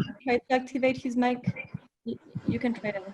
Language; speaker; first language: English; non-native, fluent; Spanish